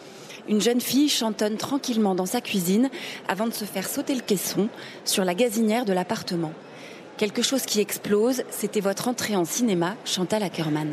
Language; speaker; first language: French; native; French